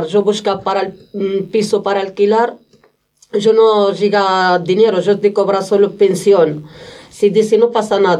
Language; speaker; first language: Spanish; non-native, learner; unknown